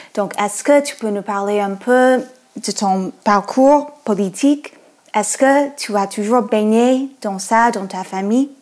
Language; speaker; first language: French; non-native, fluent; English